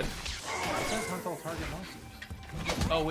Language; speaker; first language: English; native; English